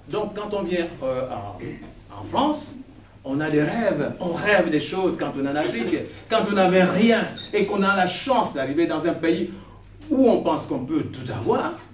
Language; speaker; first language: French; non-native, local second language; Kongo